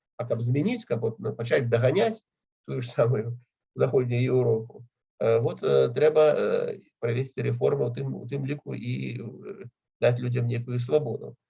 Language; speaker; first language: Belarusian; native; Belarusian